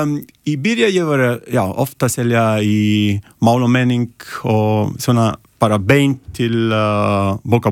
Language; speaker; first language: Icelandic; non-native, learner; Italian